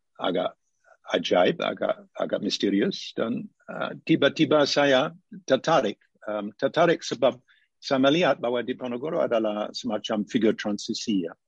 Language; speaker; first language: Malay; non-native, fluent; English